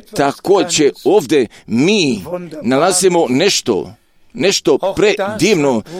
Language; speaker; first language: Croatian; non-native, local second language; Romany